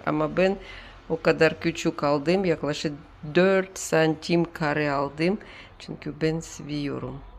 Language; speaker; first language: Turkish; non-native, learner; Russian